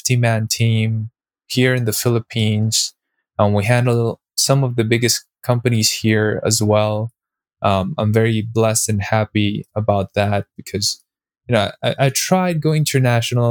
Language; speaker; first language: English; non-native, local second language; Filipino